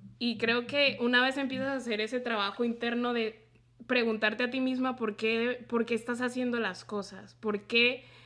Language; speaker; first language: Spanish; native; Spanish